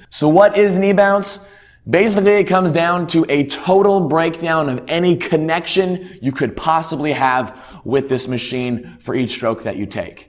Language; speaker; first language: English; native; English